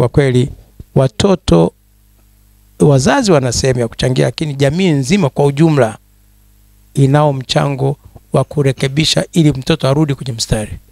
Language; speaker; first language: Swahili; native; Swahili